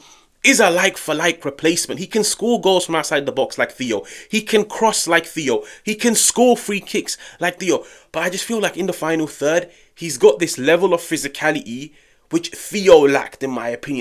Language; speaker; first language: English; native; English